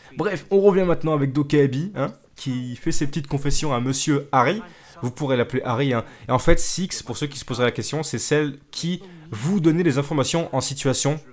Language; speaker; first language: French; native; French